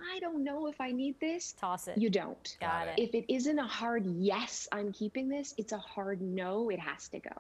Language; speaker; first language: English; native; English